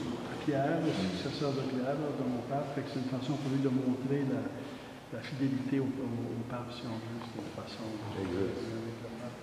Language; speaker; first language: French; native; French